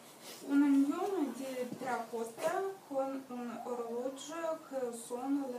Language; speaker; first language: Italian; non-native, learner; Russian